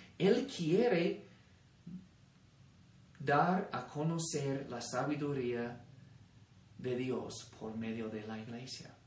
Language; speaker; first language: Spanish; non-native, fluent; English